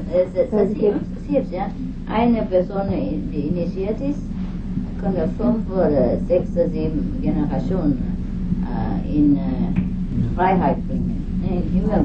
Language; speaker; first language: German; non-native, learner; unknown